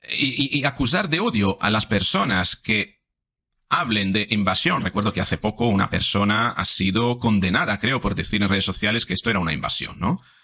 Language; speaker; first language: Spanish; non-native, fluent; Italian